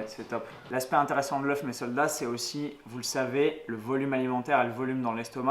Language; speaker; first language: French; native; French